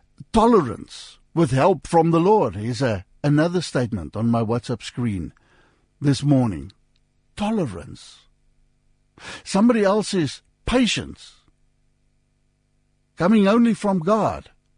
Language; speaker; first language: English; non-native, local second language; Afrikaans